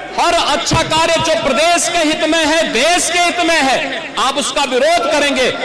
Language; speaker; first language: Hindi; native; Hindi